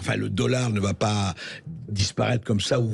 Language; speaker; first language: French; native; French